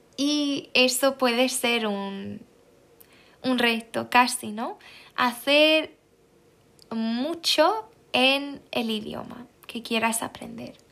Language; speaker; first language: Spanish; non-native, fluent; Swedish